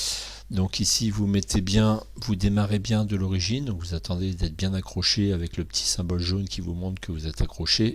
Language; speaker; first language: French; native; French